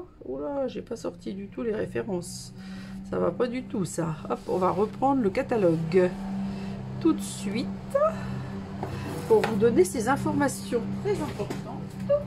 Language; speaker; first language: French; native; French